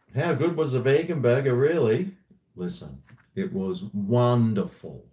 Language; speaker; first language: English; native; English